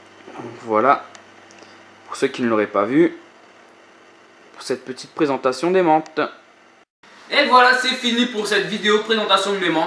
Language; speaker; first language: French; native; French